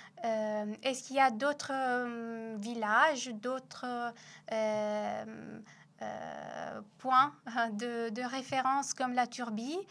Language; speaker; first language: French; non-native, fluent; Italian